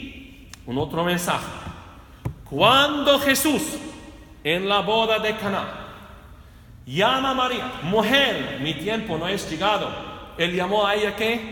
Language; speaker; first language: Spanish; non-native, fluent; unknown